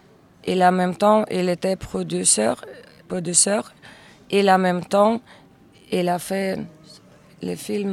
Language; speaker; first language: French; non-native, fluent; Russian